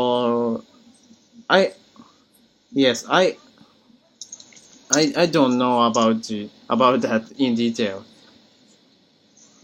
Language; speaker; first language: English; non-native, learner; Japanese